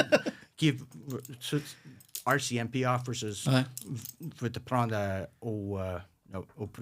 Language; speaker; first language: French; non-native, local second language; English